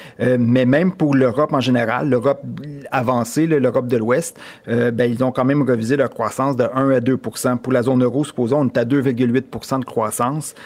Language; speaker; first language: French; native; French